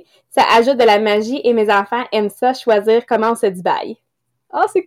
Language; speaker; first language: French; native; French